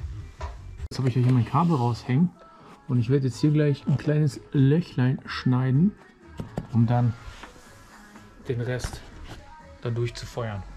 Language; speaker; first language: German; native; German